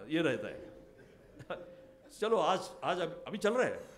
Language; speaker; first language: Hindi; non-native, local second language; Marathi